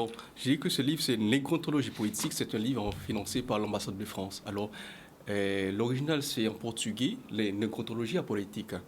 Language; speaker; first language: French; non-native, local second language; Haitian Creole